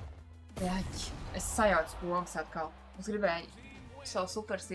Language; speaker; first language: Latvian; native; Latvian